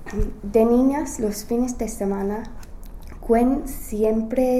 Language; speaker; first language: Spanish; non-native, learner; English